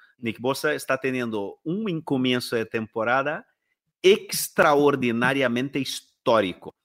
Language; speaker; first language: Spanish; non-native, fluent; Portuguese